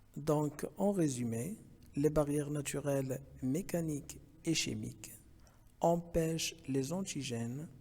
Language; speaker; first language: French; non-native, local second language; Arabic